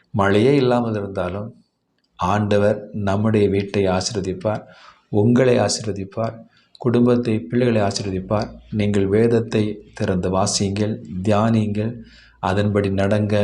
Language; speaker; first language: Tamil; native; Tamil